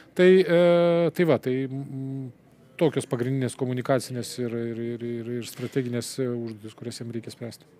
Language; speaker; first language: Lithuanian; native; Lithuanian